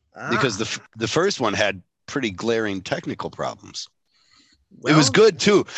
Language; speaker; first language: English; native; English